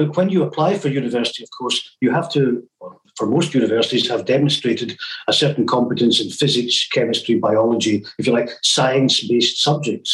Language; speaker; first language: English; native; English